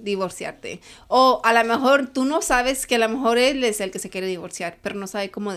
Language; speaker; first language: Spanish; early bilingual, other home language; English